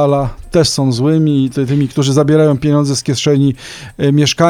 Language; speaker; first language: Polish; native; Polish